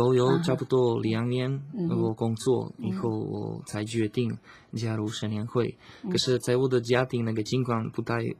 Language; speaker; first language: Chinese; non-native, learner; Slovak